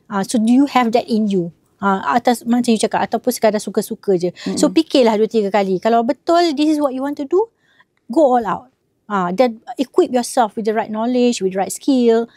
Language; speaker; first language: English; non-native, local second language; Malay